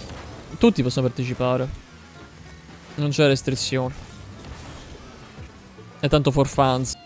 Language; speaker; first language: Italian; native; Italian